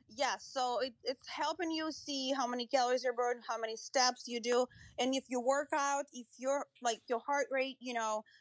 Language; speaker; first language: English; non-native, fluent; Russian